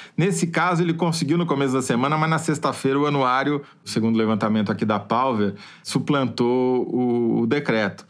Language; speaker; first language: Portuguese; native; Portuguese